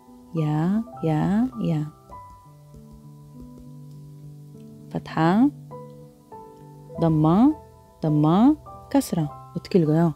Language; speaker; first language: Korean; non-native, learner; Arabic